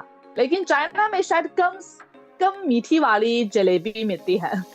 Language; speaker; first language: Hindi; non-native, fluent; Chinese